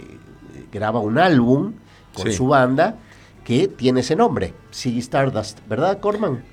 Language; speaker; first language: Spanish; native; Spanish